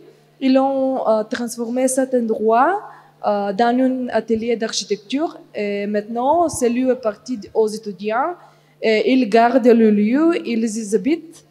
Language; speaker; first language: French; non-native, fluent; Bulgarian